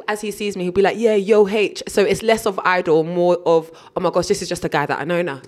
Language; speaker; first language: English; native; English